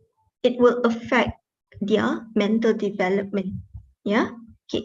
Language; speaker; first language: English; non-native, local second language; Malay